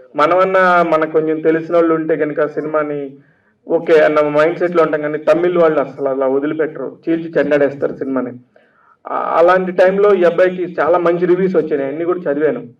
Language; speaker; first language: Telugu; native; Telugu